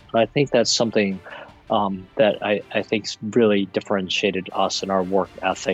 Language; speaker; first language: English; native; English